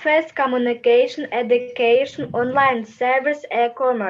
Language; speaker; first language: English; non-native, learner; Kazakh